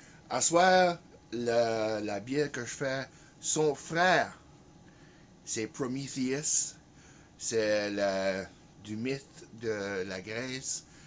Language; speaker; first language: French; early bilingual, heritage; French